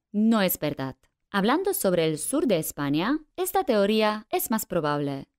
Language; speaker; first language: Spanish; non-native, fluent; Polish